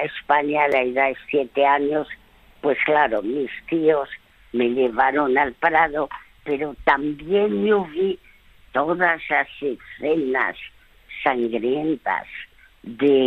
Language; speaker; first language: Spanish; non-native, fluent; French